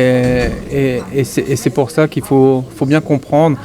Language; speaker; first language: French; native; French